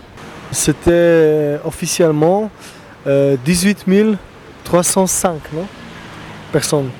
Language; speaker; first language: French; non-native, fluent; Slovenian